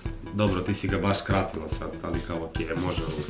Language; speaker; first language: Bosnian; native; Bosnian